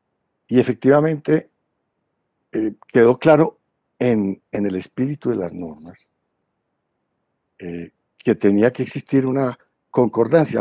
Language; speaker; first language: Spanish; native; Spanish